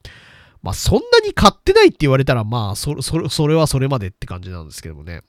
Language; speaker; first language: Japanese; native; Japanese